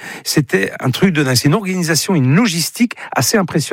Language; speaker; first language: French; native; French